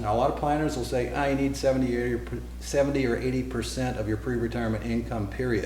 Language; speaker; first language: English; native; English